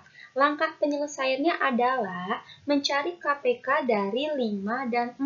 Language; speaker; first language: Indonesian; native; Indonesian